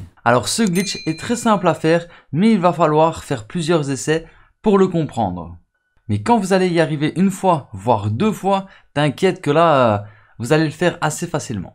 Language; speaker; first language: French; native; French